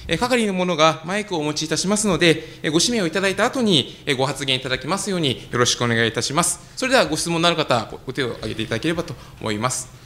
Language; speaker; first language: Japanese; native; Japanese